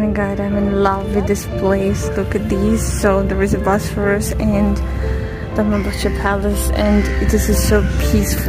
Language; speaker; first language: English; non-native, fluent; Russian